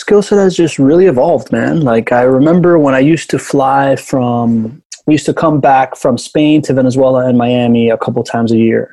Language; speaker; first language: English; early bilingual, other home language; Spanish